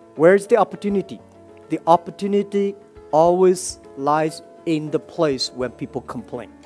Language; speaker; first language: English; non-native, fluent; Chinese